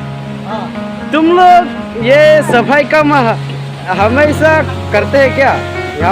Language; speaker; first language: Hindi; non-native, local second language; Karbi